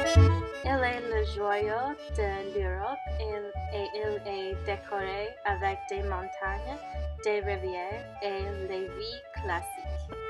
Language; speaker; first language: French; non-native, learner; English